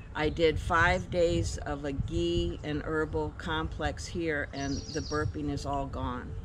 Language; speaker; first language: English; native; English